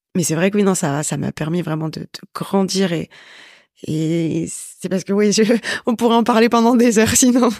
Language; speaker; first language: French; native; French